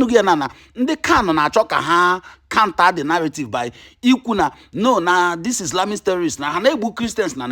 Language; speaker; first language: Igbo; native; Igbo